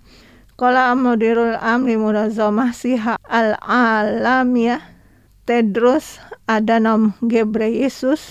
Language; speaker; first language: Arabic; non-native, fluent; Indonesian